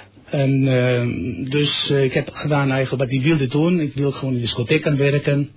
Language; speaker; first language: Dutch; non-native, fluent; Catalan